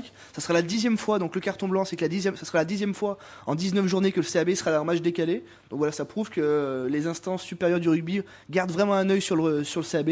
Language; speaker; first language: French; native; French